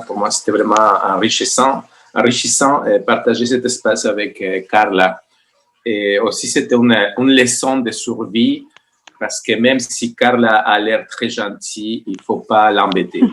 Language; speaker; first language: French; non-native, fluent; Spanish